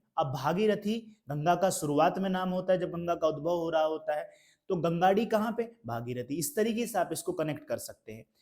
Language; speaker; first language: Hindi; native; Hindi